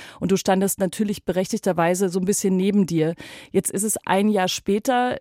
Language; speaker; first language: German; native; German